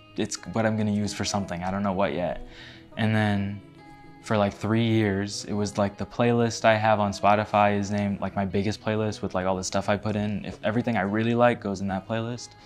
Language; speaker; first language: English; native; English